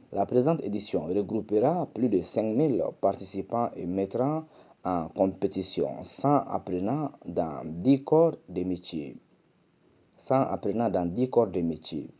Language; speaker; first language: French; non-native, local second language; Bambara